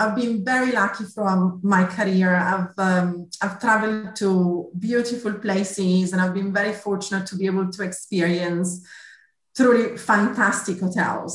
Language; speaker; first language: English; non-native, fluent; Italian